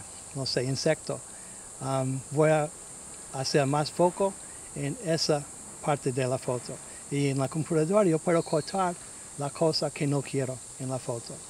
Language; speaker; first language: Spanish; non-native, learner; English